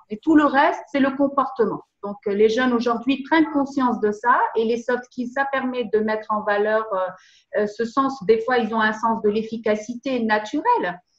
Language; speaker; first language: French; non-native, local second language; Arabic